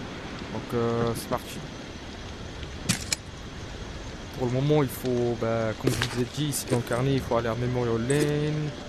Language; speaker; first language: French; native; French